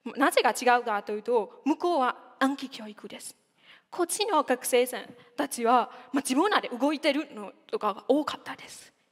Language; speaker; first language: Japanese; non-native, fluent; Burmese